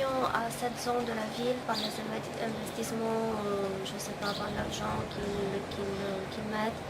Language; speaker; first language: French; non-native, fluent; English